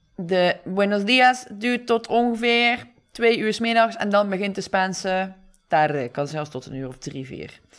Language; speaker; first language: Dutch; native; Dutch